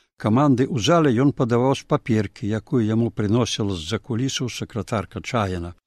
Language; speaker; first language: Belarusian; native; Belarusian